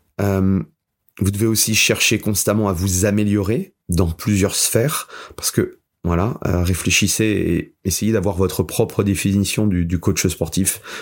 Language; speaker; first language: French; native; French